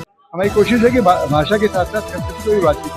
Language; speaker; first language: Hindi; native; Hindi